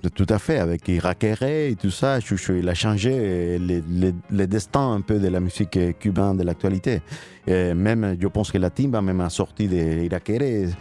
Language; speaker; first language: French; non-native, learner; Spanish